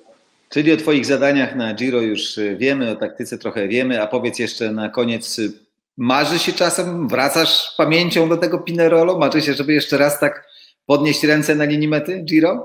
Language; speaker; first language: Polish; native; Polish